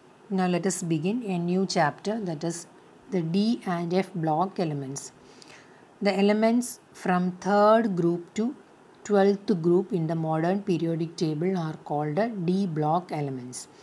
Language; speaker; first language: English; non-native, local second language; Malayalam